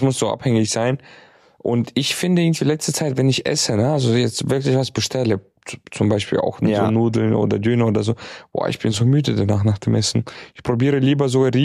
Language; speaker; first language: German; native; German